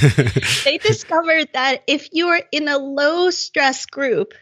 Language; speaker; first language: English; non-native, local second language; Cantonese